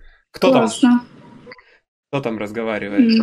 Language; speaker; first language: Russian; native; Russian